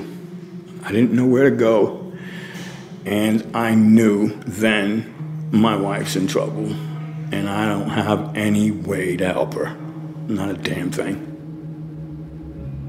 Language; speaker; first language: English; native; English